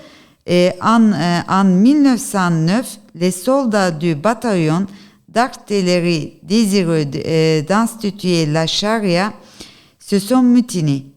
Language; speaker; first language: French; non-native, learner; Turkish